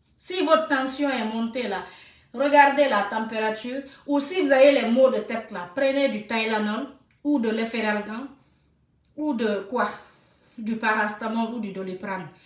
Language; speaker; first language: French; non-native, local second language; Susu